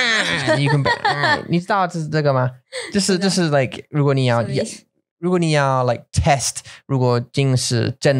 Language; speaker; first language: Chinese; non-native, learner; English